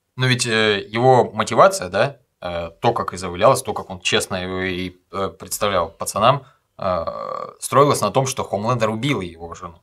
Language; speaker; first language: Russian; native; Russian